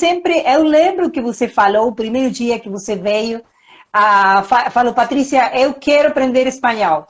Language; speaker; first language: Portuguese; non-native, fluent; Spanish